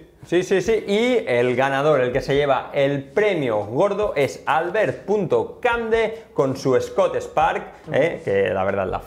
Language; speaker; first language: Spanish; native; Spanish